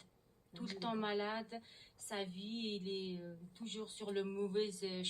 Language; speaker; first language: French; non-native, learner; Mongolian